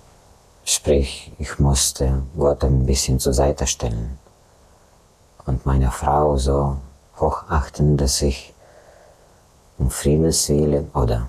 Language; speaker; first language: German; non-native, fluent; Russian